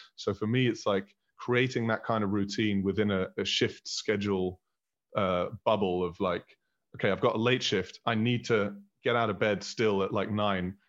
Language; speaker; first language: English; early bilingual, heritage; German